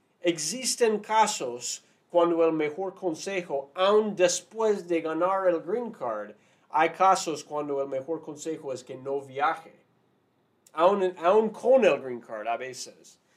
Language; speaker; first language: Spanish; non-native, fluent; English